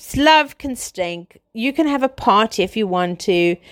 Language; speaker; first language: English; native; English